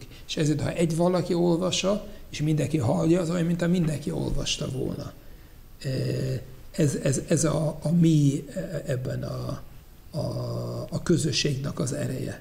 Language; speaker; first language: Hungarian; non-native, fluent; English